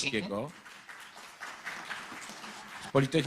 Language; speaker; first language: Polish; native; Polish